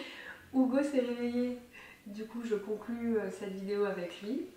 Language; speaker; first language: French; native; French